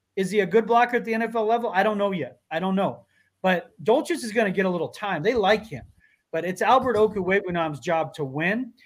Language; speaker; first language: English; native; English